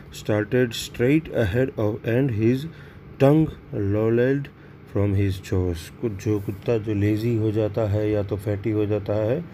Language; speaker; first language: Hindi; non-native, local second language; Gujarati